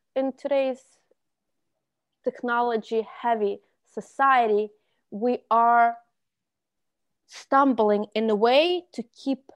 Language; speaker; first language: English; non-native, fluent; Russian